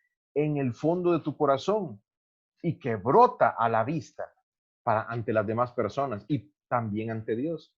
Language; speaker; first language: Spanish; native; Spanish